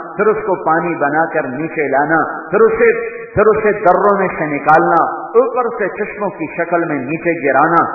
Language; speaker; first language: Urdu; non-native, local second language; Punjabi